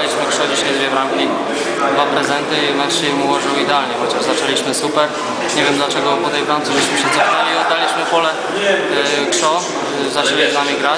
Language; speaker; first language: Polish; native; Polish